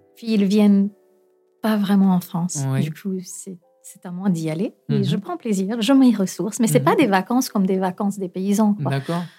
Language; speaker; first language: French; non-native, fluent; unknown